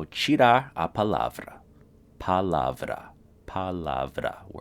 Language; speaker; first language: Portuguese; non-native, fluent; English